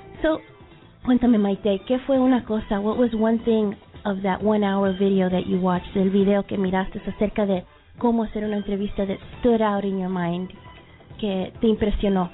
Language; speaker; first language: Spanish; early bilingual, heritage; Spanish